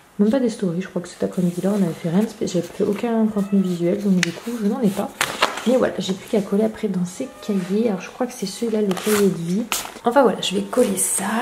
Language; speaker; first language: French; native; French